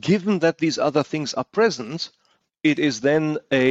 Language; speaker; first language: English; non-native, fluent; German